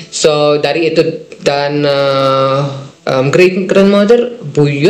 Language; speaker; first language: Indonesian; non-native, fluent; Dutch